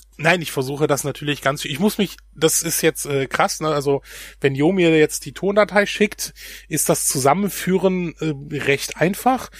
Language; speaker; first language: German; native; German